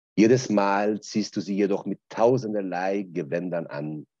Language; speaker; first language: German; non-native, fluent; Persian